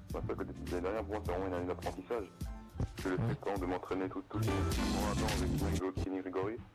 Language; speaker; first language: French; native; French